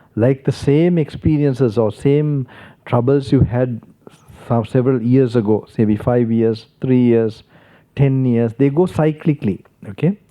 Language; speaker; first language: English; non-native, local second language; Sinhala